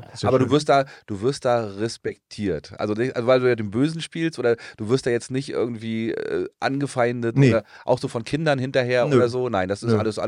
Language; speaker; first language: German; native; German